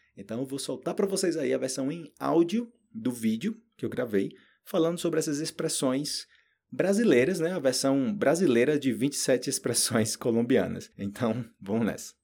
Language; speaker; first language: Portuguese; native; Portuguese